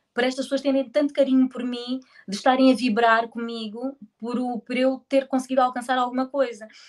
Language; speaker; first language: Portuguese; native; Portuguese